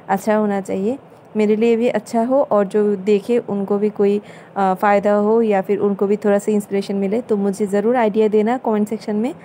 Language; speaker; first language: Hindi; non-native, local second language; Bangla